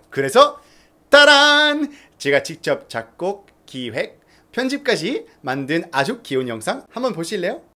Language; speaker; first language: Korean; non-native, fluent; French